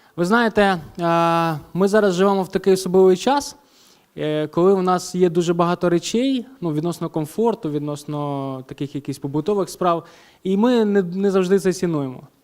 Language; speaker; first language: Ukrainian; non-native, local second language; Russian